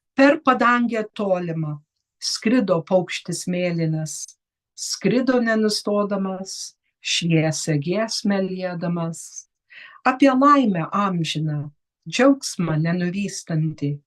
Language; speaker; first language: Lithuanian; early bilingual, heritage; Lithuanian